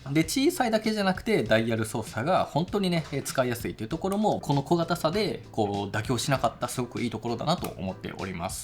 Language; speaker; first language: Japanese; native; Japanese